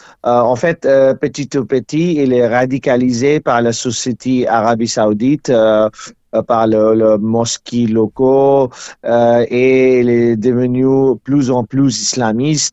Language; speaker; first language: French; non-native, learner; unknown